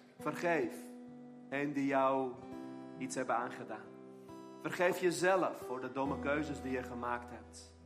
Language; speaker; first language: Dutch; non-native, fluent; Armenian